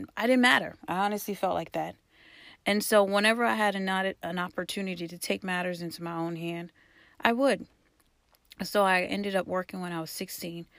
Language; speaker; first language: English; early bilingual, other home language; Haitian Creole